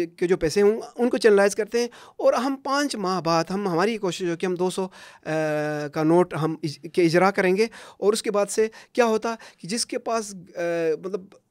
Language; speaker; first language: Urdu; non-native, local second language; Punjabi